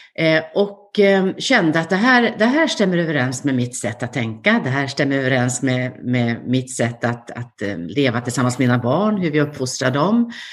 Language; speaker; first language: Swedish; native; Swedish